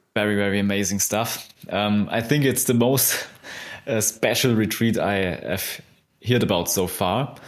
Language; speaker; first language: English; non-native, fluent; German